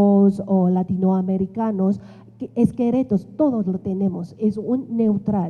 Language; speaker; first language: Spanish; non-native, fluent; Chinese